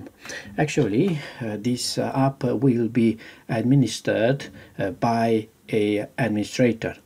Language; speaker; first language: English; non-native, fluent; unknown